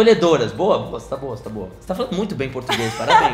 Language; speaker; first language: Portuguese; native; Portuguese